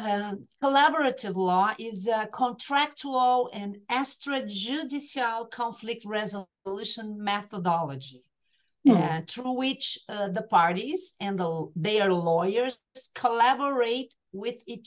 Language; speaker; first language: English; non-native, fluent; Portuguese